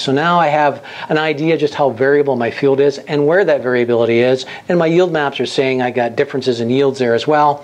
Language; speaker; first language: English; native; English